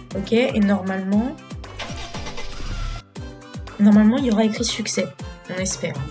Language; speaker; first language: French; native; French